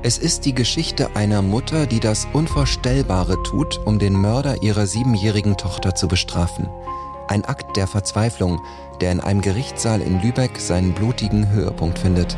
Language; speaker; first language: German; native; German